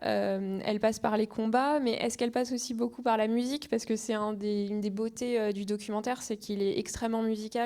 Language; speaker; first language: French; native; French